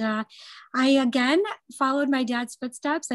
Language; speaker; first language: English; non-native, local second language; Gujarati